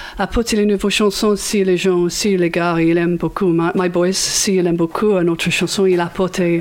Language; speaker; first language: French; non-native, learner; English